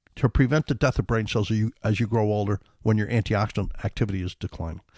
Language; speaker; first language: English; native; English